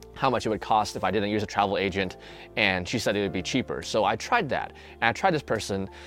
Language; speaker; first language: English; native; English